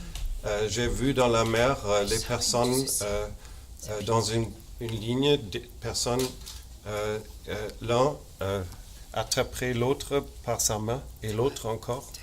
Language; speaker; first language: French; non-native, fluent; German